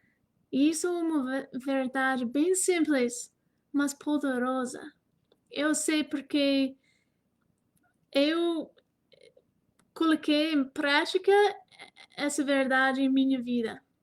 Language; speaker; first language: Portuguese; non-native, fluent; English